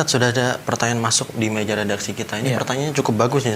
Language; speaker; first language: Indonesian; native; Indonesian